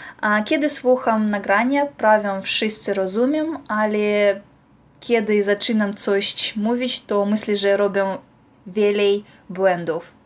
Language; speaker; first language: Polish; non-native, learner; Russian